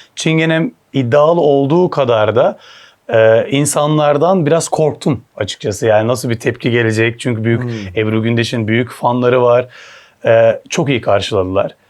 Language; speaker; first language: Turkish; early bilingual, heritage; Turkish